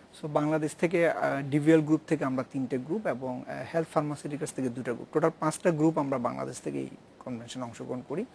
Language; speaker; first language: Bangla; native; Bangla